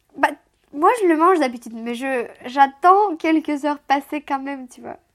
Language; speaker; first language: French; non-native, fluent; Romanian